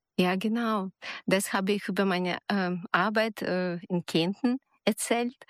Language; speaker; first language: German; non-native, fluent; Ukrainian